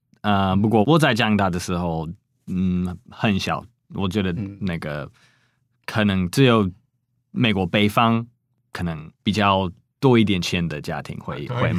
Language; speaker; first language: Chinese; non-native, fluent; English